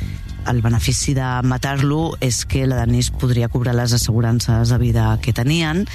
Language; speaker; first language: Catalan; native; Catalan